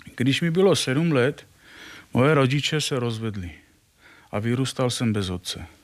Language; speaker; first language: Czech; non-native, fluent; Armenian